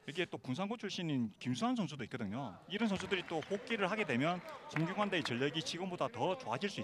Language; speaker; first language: Korean; native; Korean